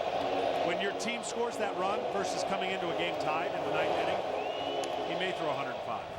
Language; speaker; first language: English; native; English